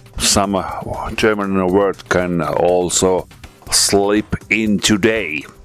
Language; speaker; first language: English; non-native, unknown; Finnish